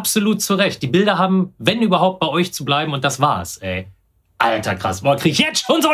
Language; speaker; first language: German; native; German